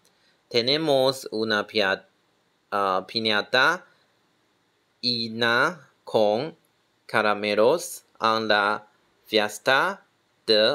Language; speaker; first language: Spanish; non-native, learner; Chinese